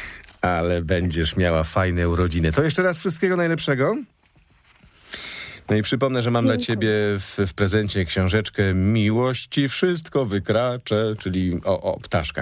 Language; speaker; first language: Polish; native; Polish